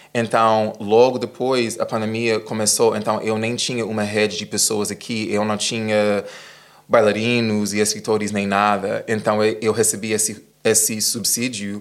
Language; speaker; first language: Portuguese; non-native, fluent; English